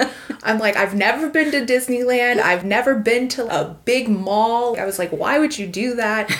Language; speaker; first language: English; native; English